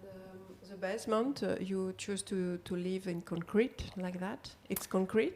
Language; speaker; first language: English; non-native, learner; French